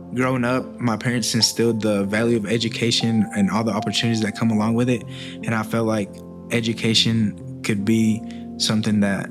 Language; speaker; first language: English; early bilingual, other home language; Spanish